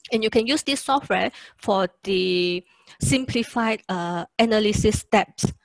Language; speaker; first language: English; non-native, local second language; Chinese